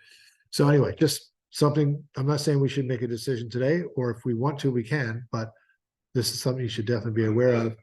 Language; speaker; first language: English; native; English